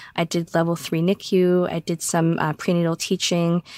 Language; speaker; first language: English; native; English